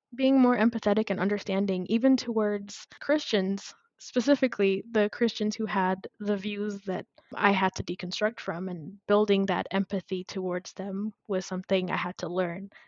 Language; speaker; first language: English; non-native, fluent; Amharic